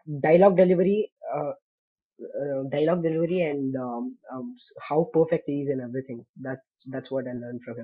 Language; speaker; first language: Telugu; non-native, learner; Kannada